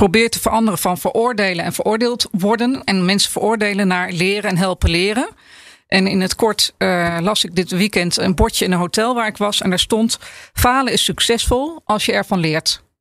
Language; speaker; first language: Dutch; native; Dutch